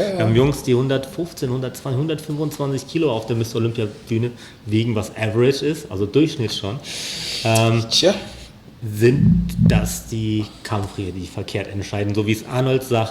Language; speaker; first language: German; native; German